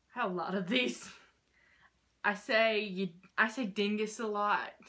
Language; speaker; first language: English; native; English